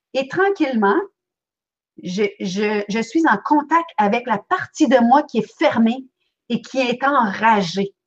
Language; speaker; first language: French; native; French